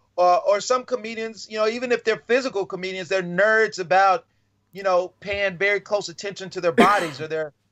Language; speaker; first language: English; native; English